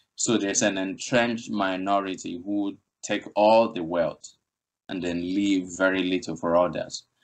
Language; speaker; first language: English; non-native, local second language; Igbo